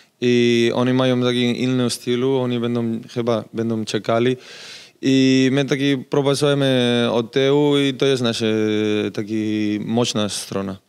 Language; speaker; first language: Polish; non-native, learner; Spanish